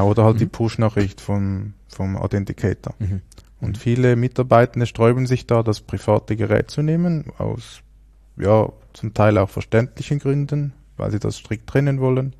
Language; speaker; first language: German; native; German